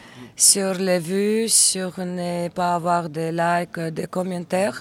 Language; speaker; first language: French; non-native, fluent; Russian